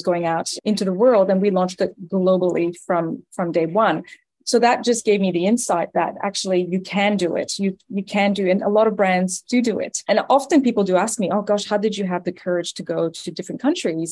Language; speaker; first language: English; non-native, fluent; French